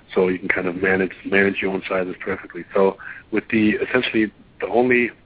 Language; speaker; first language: English; non-native, fluent; German